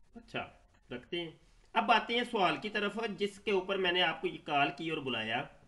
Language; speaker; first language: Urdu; native; Urdu